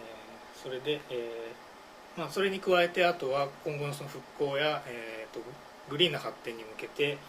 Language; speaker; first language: Japanese; native; Japanese